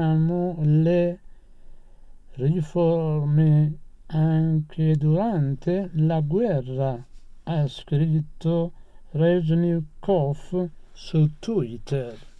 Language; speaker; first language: Italian; non-native, fluent; Persian